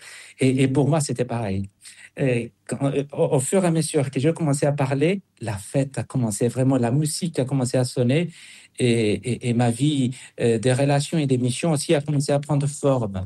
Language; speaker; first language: French; non-native, fluent; Spanish